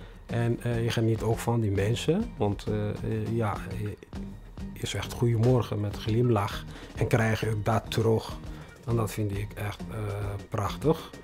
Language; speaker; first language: Dutch; non-native, fluent; Tigrinya